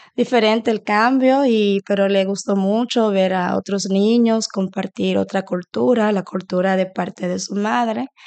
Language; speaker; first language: Spanish; native; Spanish